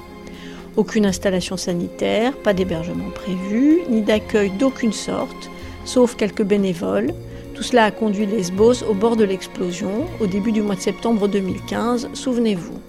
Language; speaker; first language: French; native; French